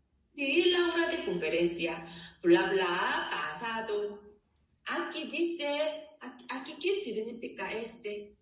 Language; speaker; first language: Spanish; non-native, learner; Korean